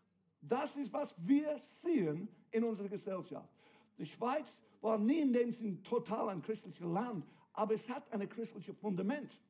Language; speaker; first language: German; non-native, fluent; English